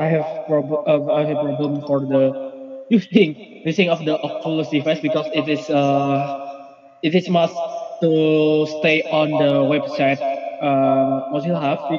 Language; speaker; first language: English; non-native, learner; Indonesian